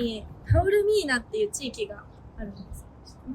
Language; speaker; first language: Japanese; native; Japanese